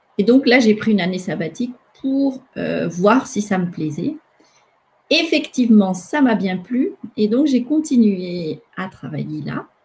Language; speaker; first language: French; non-native, local second language; Malagasy